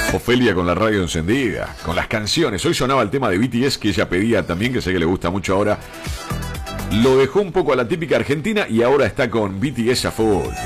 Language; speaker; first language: Spanish; native; Spanish